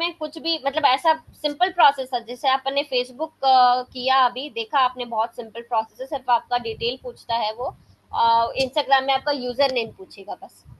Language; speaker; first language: Hindi; native; Hindi